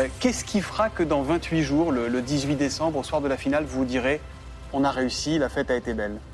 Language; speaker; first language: French; native; French